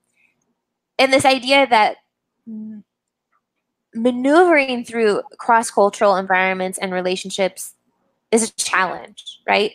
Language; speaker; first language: English; native; English